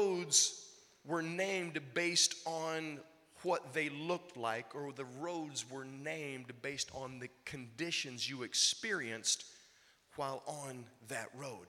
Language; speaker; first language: English; native; English